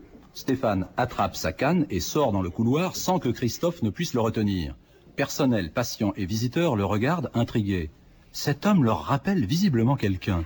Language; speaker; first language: French; native; French